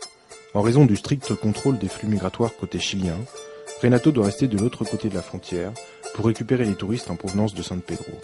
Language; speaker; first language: French; native; French